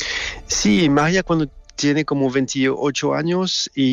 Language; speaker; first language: Spanish; non-native, learner; French